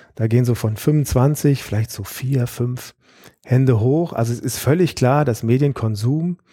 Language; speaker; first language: German; native; German